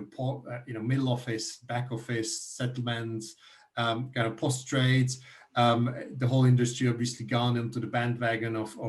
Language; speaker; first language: English; non-native, fluent; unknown